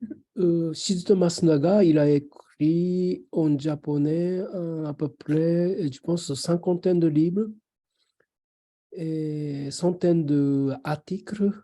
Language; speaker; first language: French; non-native, fluent; Japanese